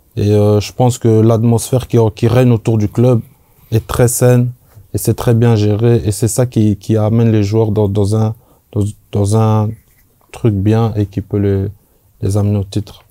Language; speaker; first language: French; native; French